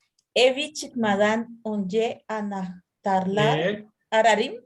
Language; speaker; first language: Turkish; non-native, learner; Spanish